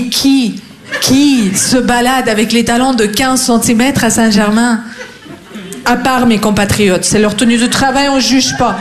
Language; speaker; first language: French; non-native, fluent; Russian